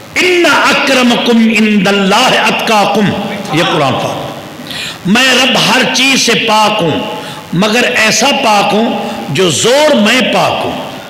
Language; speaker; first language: Urdu; non-native, local second language; Sindhi